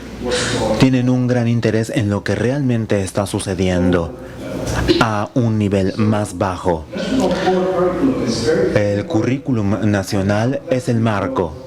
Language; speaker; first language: Spanish; non-native, fluent; Finnish